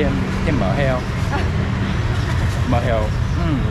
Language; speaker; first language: Vietnamese; early bilingual, heritage; Vietnamese